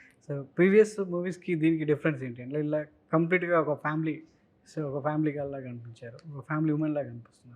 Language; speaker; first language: Telugu; native; Telugu